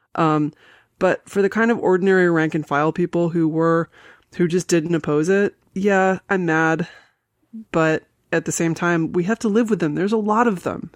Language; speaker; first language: English; native; English